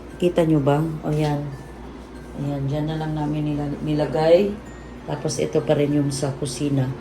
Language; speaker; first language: Filipino; native; Filipino